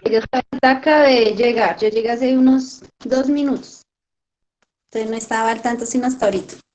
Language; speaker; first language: Spanish; native; Spanish